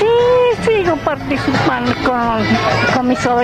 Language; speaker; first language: Spanish; non-native, local second language; Guarani